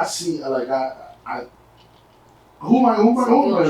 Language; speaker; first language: English; native; English